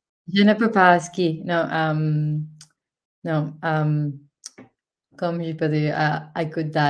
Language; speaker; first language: French; non-native, learner; Spanish